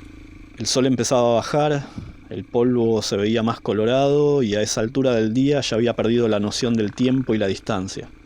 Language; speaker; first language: Spanish; native; Spanish